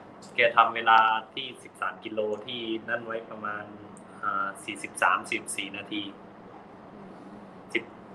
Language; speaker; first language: Russian; non-native, learner; Thai